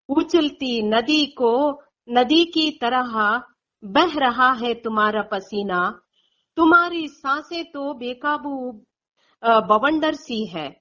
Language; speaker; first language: Hindi; non-native, local second language; Konkani